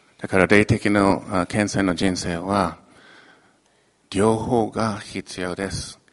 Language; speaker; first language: Japanese; non-native, fluent; English